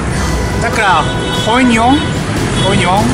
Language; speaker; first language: Vietnamese; non-native, learner; Japanese